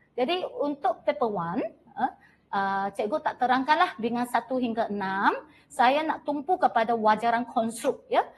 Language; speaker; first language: Malay; non-native, local second language; Chinese